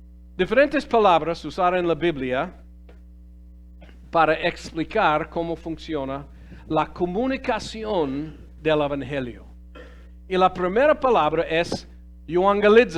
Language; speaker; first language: Spanish; non-native, fluent; English